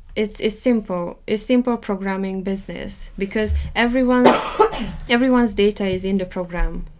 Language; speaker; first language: English; non-native, fluent; Hungarian